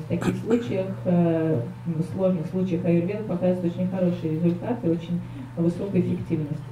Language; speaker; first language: Russian; native; Russian